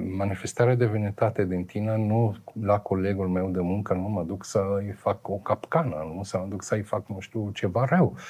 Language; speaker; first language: Romanian; non-native, fluent; Arabic